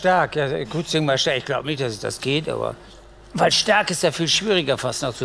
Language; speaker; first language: German; native; German